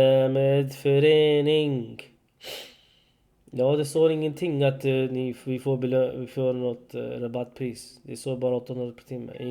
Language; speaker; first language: Swedish; non-native, learner; Urdu